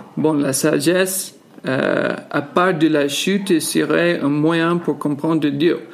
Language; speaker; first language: French; non-native, fluent; English